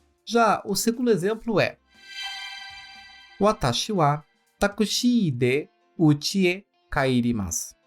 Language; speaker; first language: Japanese; non-native, learner; Portuguese